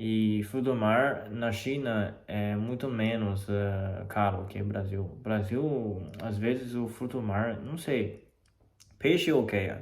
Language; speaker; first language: Portuguese; non-native, fluent; Chinese